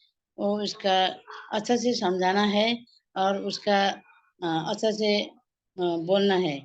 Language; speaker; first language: Hindi; non-native, learner; Nepali